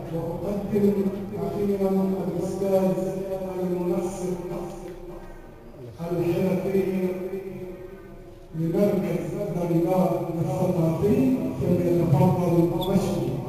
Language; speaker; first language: Arabic; native; Arabic